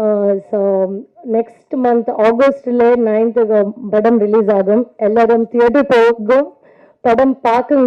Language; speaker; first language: Tamil; non-native, learner; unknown